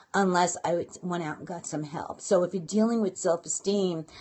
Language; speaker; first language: English; native; English